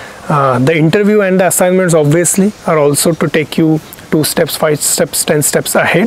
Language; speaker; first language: English; non-native, local second language; Marathi